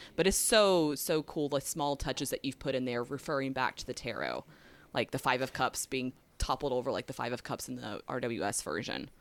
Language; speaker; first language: English; native; English